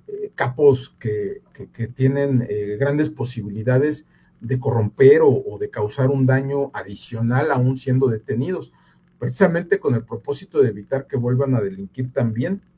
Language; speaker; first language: Spanish; native; Spanish